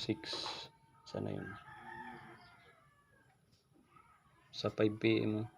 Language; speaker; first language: Filipino; non-native, local second language; Waray